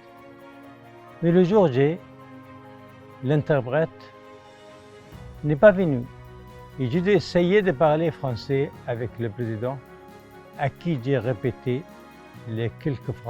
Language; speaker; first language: French; non-native, fluent; Arabic